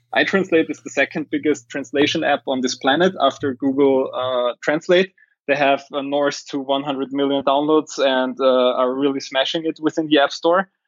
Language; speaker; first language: English; non-native, fluent; German